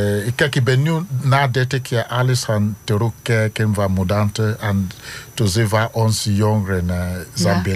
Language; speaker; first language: Dutch; non-native, learner; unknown